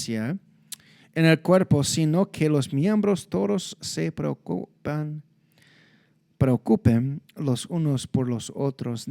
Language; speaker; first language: Spanish; non-native, fluent; English